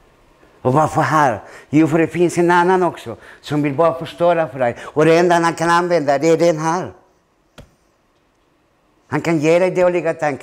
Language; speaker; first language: Swedish; non-native, fluent; Spanish